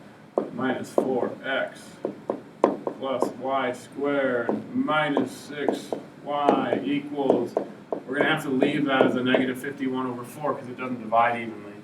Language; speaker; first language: English; native; English